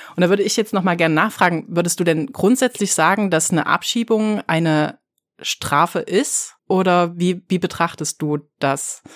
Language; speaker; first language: German; native; German